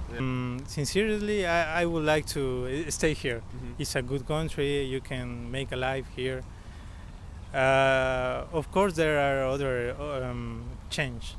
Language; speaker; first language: English; non-native, learner; Spanish